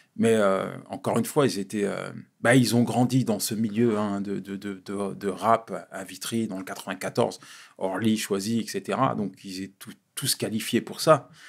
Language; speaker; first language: French; native; French